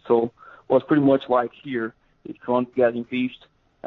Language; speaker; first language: English; non-native, fluent; Portuguese